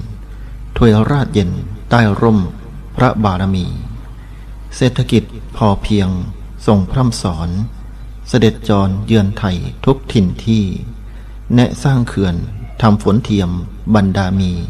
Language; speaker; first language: Thai; native; Thai